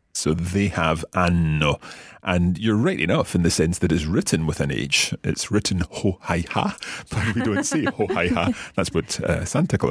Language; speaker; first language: English; native; English